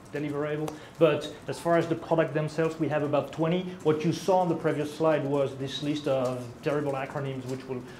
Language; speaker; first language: English; non-native, fluent; French